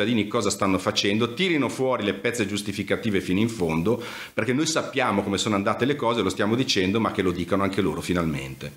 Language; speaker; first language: Italian; native; Italian